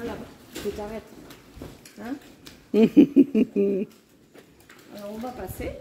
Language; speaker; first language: French; native; French